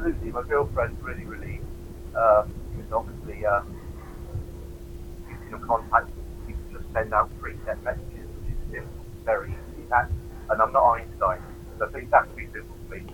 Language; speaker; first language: English; native; English